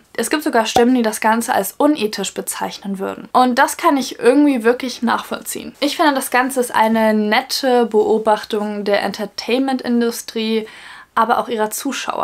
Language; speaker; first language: German; native; German